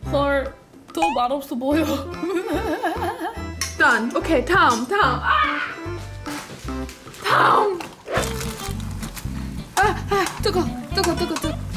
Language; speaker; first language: Korean; non-native, fluent; English